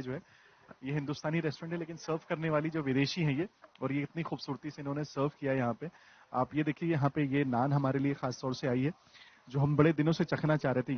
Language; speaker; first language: Hindi; native; Hindi